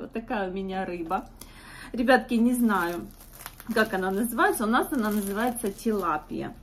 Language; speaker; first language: Russian; native; Russian